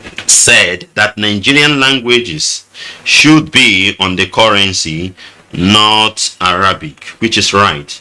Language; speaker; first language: English; non-native, local second language; Igbo